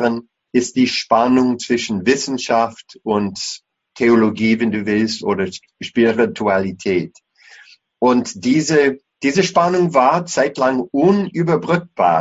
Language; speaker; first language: German; non-native, fluent; English